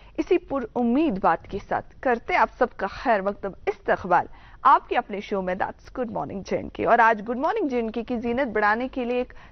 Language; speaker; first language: Hindi; non-native, local second language; Kashmiri